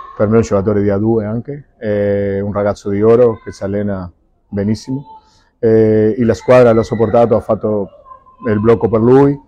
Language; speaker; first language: Italian; non-native, fluent; Spanish